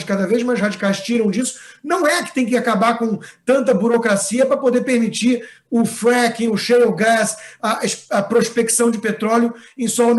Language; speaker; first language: Portuguese; native; Portuguese